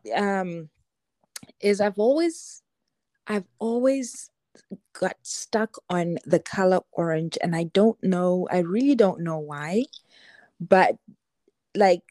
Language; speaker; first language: English; non-native, local second language; Shona